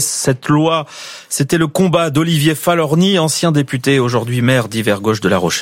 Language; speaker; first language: French; native; French